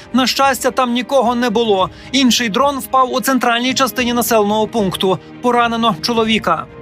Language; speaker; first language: Ukrainian; native; Ukrainian